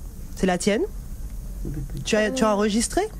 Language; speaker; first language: French; native; French